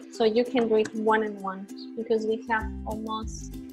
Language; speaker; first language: English; non-native, fluent; Spanish